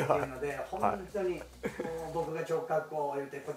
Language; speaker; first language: Japanese; native; Japanese